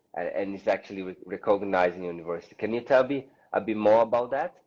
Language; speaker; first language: English; non-native, fluent; Portuguese